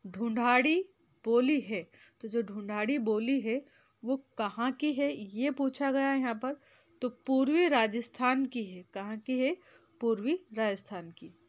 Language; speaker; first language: Hindi; native; Hindi